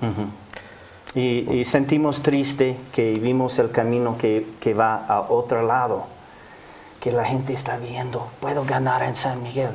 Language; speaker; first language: Spanish; non-native, fluent; English